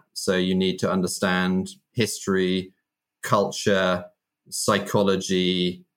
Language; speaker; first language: English; native; English